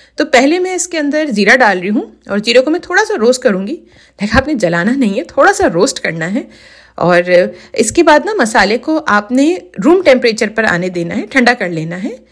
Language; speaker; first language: Urdu; native; Urdu